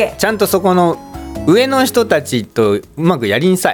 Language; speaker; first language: Japanese; native; Japanese